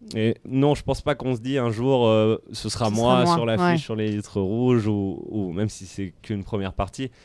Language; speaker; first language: French; native; French